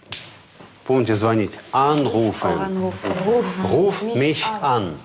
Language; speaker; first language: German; non-native, fluent; Russian